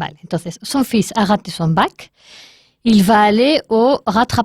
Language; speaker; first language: French; non-native, learner; Spanish